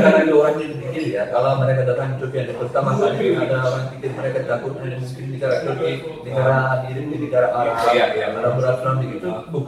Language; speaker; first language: Indonesian; non-native, learner; Turkish